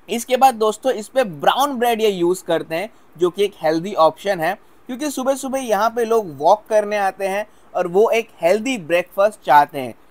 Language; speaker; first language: Hindi; non-native, local second language; Gujarati